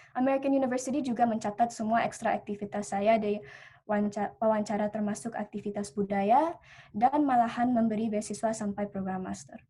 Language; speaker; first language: Indonesian; early bilingual, heritage; Indonesian